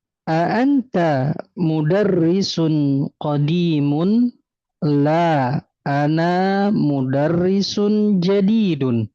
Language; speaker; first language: Arabic; non-native, fluent; Indonesian